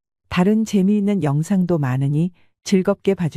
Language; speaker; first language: Korean; native; Korean